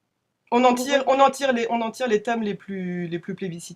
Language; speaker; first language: French; native; French